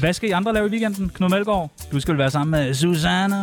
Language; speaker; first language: Danish; native; Danish